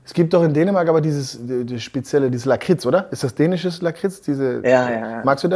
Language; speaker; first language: German; native; German